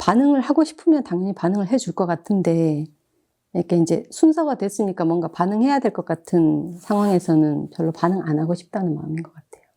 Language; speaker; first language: Korean; native; Korean